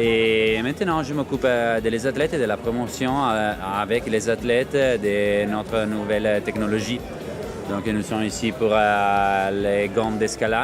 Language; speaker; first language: French; non-native, fluent; Italian